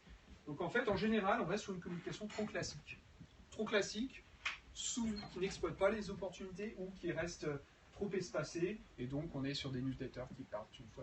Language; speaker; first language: French; native; French